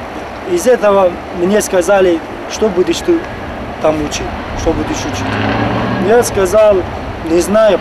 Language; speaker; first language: Ukrainian; non-native, learner; Turkish